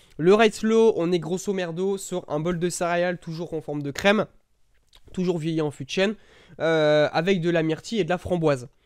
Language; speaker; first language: French; native; French